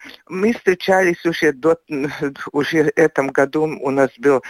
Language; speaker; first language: Russian; non-native, local second language; Latvian